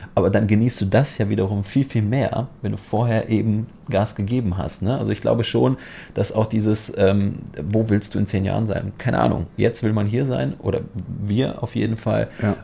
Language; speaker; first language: German; non-native, fluent; Polish